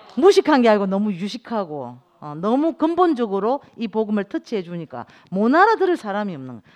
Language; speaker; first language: Korean; native; Korean